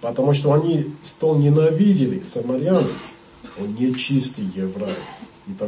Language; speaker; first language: Russian; non-native, learner; English